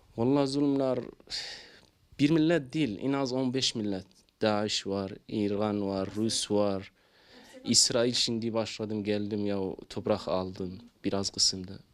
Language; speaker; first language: Turkish; non-native, learner; Arabic